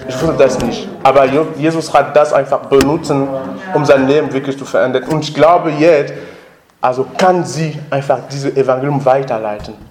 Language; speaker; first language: German; non-native, learner; French